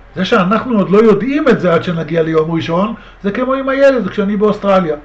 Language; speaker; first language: Hebrew; native; Hebrew